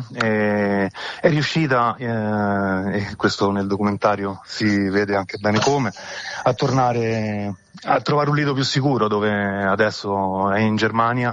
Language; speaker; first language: Italian; native; Italian